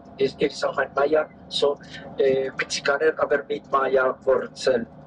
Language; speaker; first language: German; non-native, fluent; Spanish